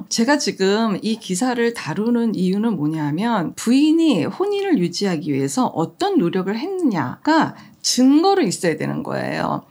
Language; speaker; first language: Korean; native; Korean